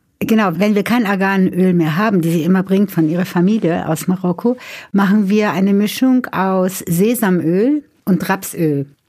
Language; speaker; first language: German; native; German